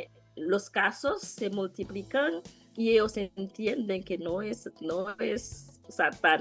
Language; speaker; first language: Spanish; non-native, learner; Haitian Creole